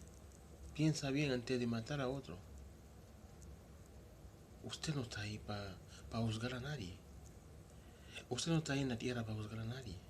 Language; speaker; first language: Spanish; non-native, local second language; Haitian Creole